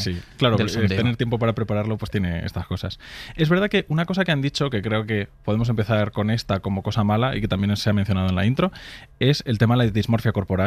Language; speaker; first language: Spanish; native; Spanish